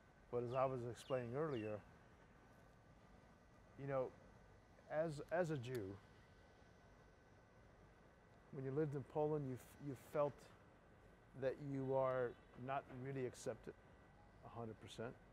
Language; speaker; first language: English; non-native, fluent; Polish